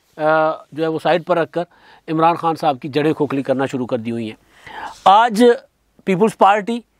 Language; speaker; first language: Urdu; non-native, local second language; Sindhi